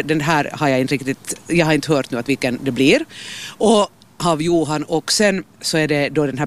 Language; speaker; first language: Swedish; native; Swedish